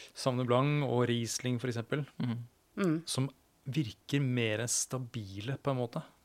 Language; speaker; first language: Norwegian; native; Norwegian